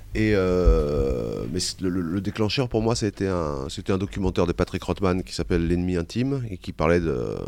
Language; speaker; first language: French; native; French